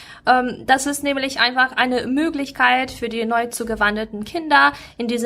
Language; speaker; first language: German; non-native, fluent; Ukrainian